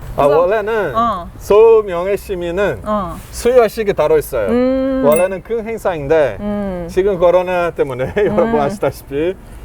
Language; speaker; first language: Korean; non-native, fluent; Portuguese